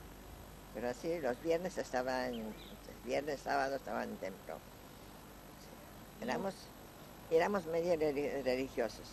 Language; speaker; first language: Spanish; non-native, fluent; Yiddish